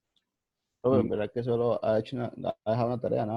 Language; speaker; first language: Spanish; native; Spanish